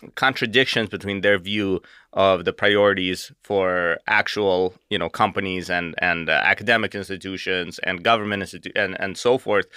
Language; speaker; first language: English; native; English